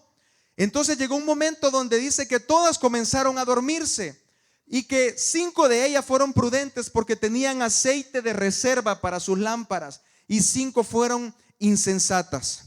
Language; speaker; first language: Spanish; native; Spanish